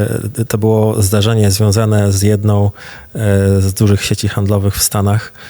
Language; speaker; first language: Polish; native; Polish